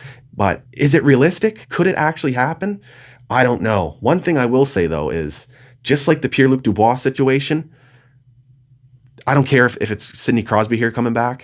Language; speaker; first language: English; native; English